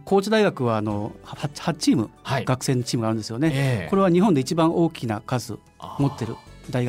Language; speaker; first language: Japanese; native; Japanese